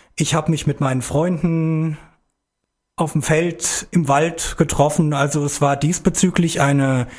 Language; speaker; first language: German; native; German